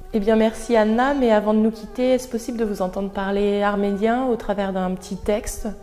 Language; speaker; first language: French; native; French